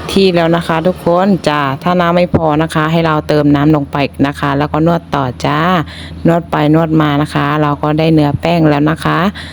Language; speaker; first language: Thai; native; Thai